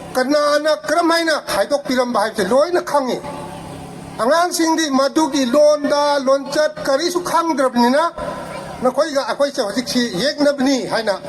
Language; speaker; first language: Manipuri; non-native, local second language; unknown